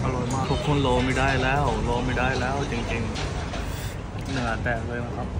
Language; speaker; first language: Thai; non-native, fluent; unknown